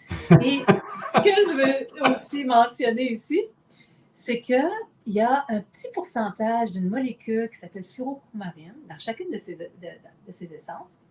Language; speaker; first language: French; native; French